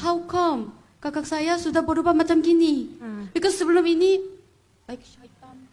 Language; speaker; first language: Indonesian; non-native, fluent; Korean